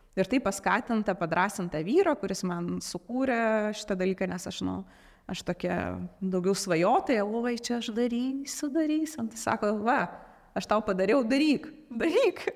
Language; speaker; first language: Lithuanian; native; Lithuanian